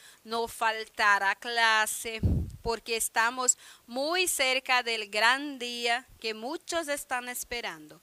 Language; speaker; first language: Spanish; non-native, fluent; Portuguese